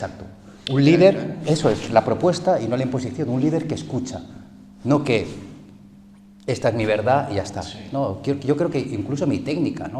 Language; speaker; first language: Spanish; early bilingual, other home language; Korean